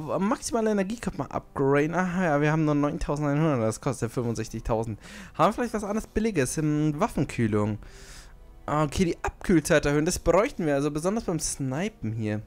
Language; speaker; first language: German; native; German